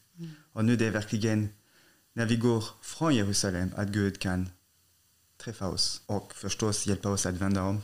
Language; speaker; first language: Swedish; non-native, fluent; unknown